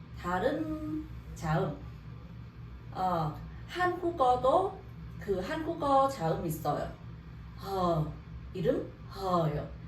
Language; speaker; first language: Korean; non-native, learner; Vietnamese